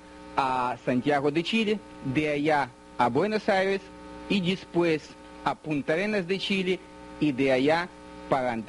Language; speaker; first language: Spanish; non-native, fluent; Russian